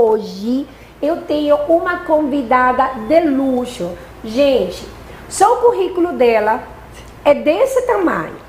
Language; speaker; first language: Portuguese; non-native, fluent; Spanish